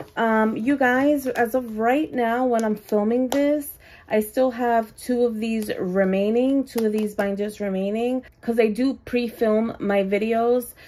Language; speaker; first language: English; native; English